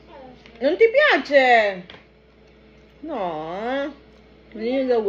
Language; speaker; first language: Italian; non-native, learner; Filipino